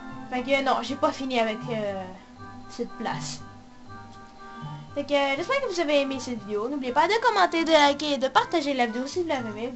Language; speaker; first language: French; native; French